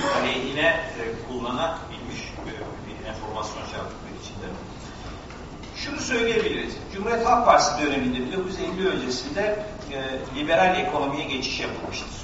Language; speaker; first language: Turkish; native; Turkish